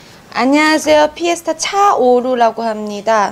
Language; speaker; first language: Korean; non-native, fluent; Chinese